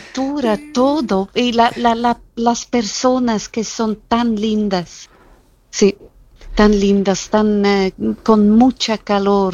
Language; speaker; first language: Spanish; non-native, fluent; German